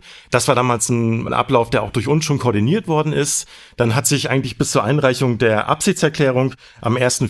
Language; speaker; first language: German; native; German